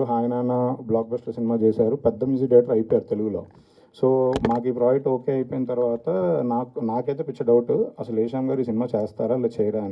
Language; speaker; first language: Telugu; native; Telugu